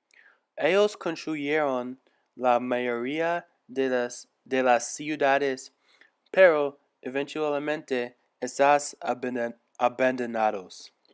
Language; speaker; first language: Spanish; non-native, learner; English